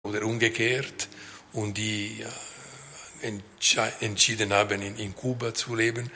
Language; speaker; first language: German; non-native, local second language; French